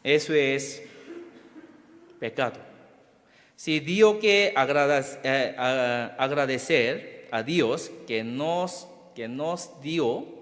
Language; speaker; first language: Spanish; non-native, fluent; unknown